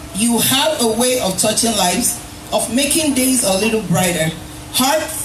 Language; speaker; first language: English; non-native, local second language; Yoruba